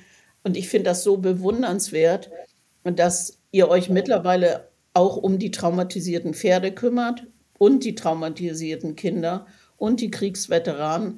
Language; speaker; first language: German; native; German